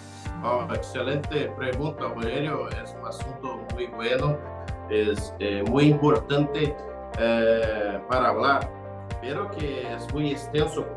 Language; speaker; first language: Spanish; non-native, fluent; Portuguese